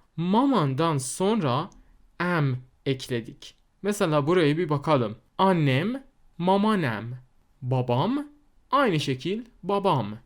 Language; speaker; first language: Turkish; non-native, fluent; Persian